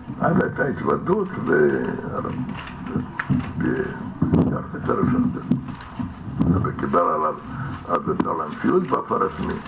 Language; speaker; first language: Hebrew; non-native, fluent; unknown